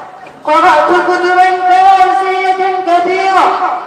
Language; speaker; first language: Arabic; non-native, learner; Urdu